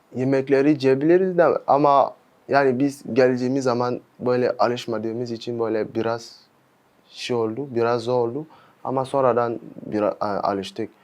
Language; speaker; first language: Turkish; non-native, fluent; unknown